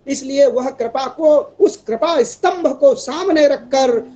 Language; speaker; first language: Hindi; native; Hindi